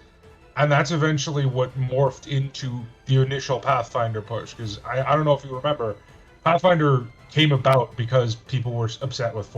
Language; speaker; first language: English; native; English